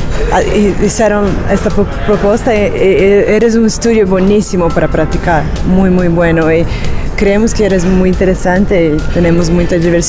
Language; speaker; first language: Spanish; non-native, learner; Portuguese